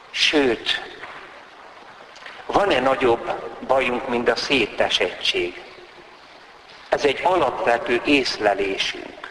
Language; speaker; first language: Hungarian; native; Hungarian